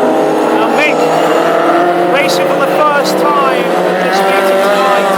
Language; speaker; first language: English; native; English